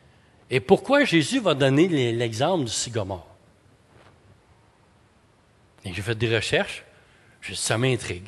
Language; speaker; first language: French; native; French